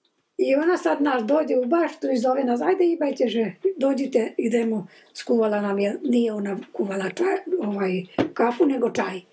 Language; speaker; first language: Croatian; non-native, local second language; Slovak